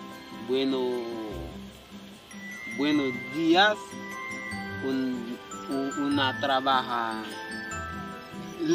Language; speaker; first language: Spanish; non-native, learner; Haitian Creole